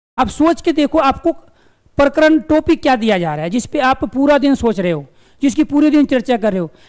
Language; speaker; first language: Hindi; native; Hindi